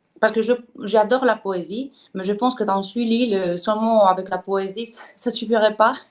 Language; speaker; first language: French; non-native, fluent; Spanish